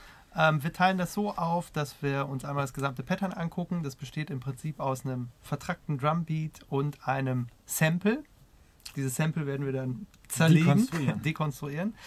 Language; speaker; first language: German; native; German